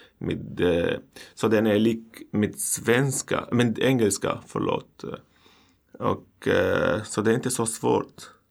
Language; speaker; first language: Swedish; non-native, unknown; Arabic